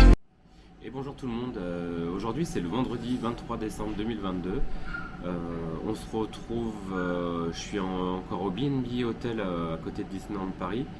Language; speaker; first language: French; native; French